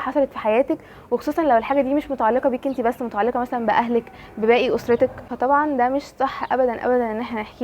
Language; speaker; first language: Arabic; native; Arabic